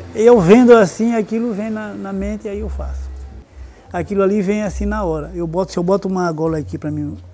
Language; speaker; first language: Portuguese; native; Portuguese